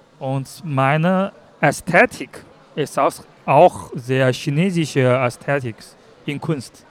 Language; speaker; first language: German; non-native, learner; Chinese